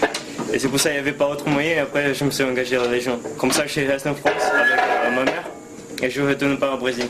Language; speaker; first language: French; non-native, fluent; Portuguese